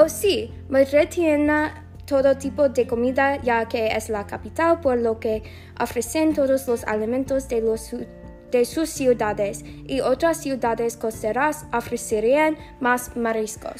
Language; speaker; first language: Spanish; non-native, learner; English